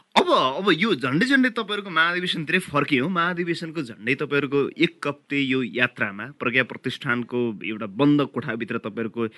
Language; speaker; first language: Nepali; native; Nepali